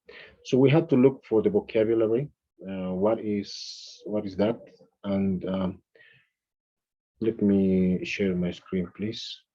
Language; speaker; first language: English; non-native, fluent; Spanish